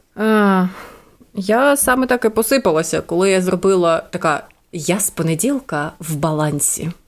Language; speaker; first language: Ukrainian; native; Ukrainian